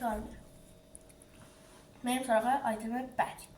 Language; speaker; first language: Persian; native; Persian